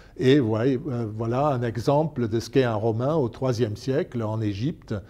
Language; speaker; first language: French; non-native, local second language; Luxembourgish